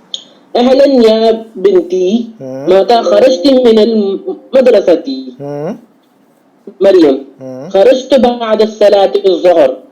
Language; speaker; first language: Arabic; non-native, learner; Urdu